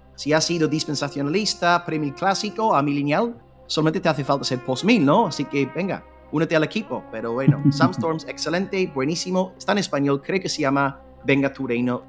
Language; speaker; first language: Spanish; non-native, fluent; English